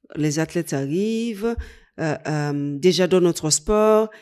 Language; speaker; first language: French; non-native, fluent; English